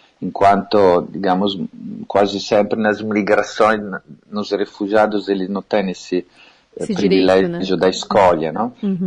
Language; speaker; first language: Portuguese; non-native, fluent; Italian